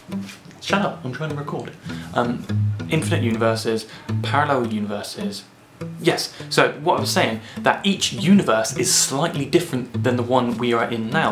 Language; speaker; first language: English; native; English